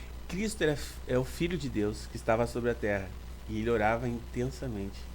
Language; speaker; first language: Portuguese; native; Portuguese